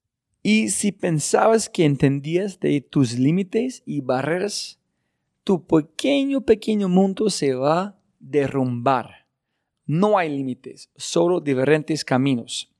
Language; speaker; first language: Spanish; non-native, fluent; English